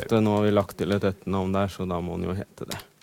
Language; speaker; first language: Norwegian; native; Norwegian